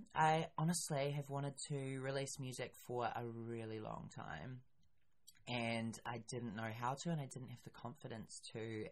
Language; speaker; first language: English; native; English